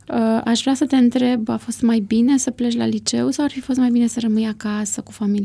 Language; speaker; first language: Romanian; native; Romanian